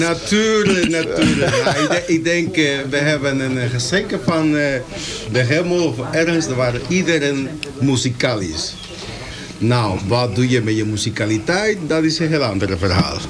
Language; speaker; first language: Dutch; non-native, learner; Spanish